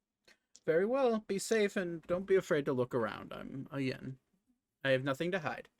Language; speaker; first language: English; native; English